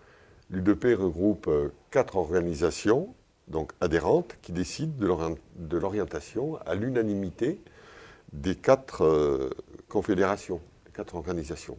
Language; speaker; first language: French; native; French